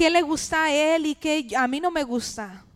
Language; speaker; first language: Spanish; early bilingual, heritage; English